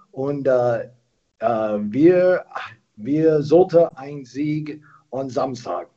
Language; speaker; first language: German; non-native, learner; English